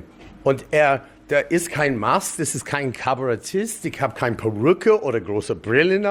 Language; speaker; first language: German; non-native, learner; English